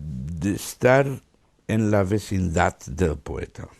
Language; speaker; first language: Spanish; non-native, fluent; Dutch